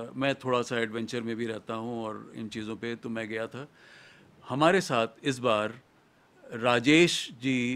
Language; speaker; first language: Hindi; native; Hindi